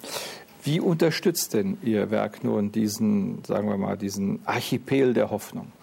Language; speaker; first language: German; native; German